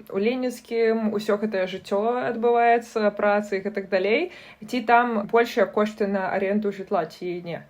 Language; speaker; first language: Belarusian; non-native, local second language; Russian